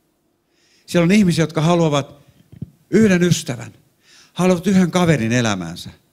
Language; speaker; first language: Finnish; non-native, fluent; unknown